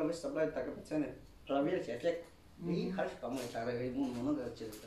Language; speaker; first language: Russian; non-native, learner; Chinese